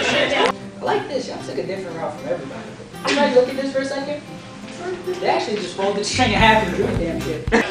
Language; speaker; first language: English; native; English